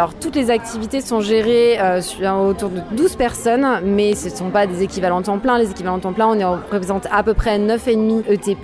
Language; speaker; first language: French; native; French